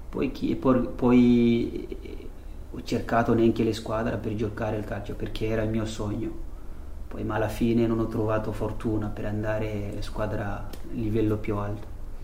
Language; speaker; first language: Italian; non-native, fluent; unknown